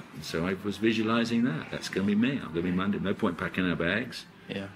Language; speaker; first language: English; native; English